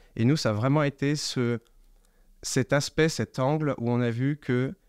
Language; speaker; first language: French; native; French